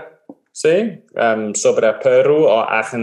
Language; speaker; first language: Spanish; non-native, learner; English